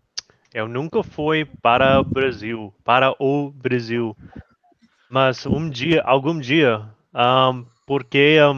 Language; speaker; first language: Portuguese; non-native, learner; English